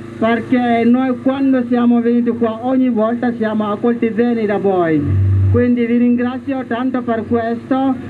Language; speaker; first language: Italian; non-native, learner; Mandingo